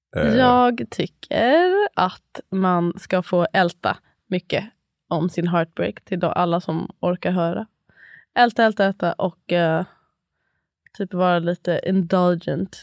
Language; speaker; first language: Swedish; native; Swedish